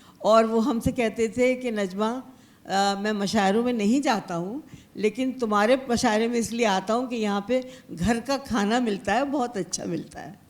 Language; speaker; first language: Urdu; native; Urdu